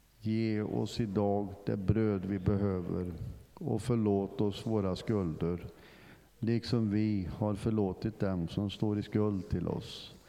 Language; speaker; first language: Swedish; non-native, fluent; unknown